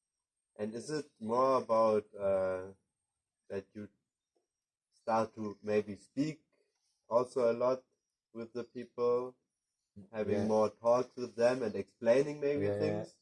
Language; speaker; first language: English; non-native, fluent; German